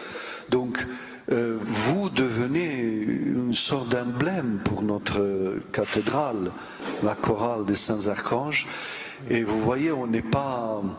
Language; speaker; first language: French; non-native, fluent; Romanian